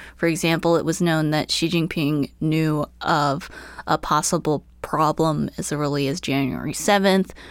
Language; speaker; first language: English; early bilingual, other home language; Chinese